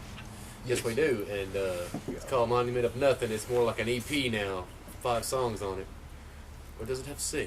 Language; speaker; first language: English; native; English